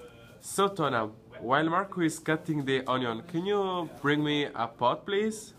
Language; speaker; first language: English; non-native, learner; Italian